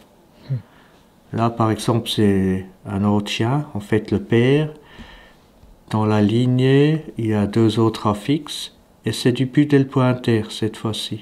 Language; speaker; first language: French; native; French